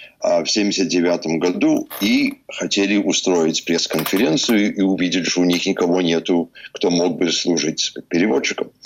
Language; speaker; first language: Russian; early bilingual, heritage; Russian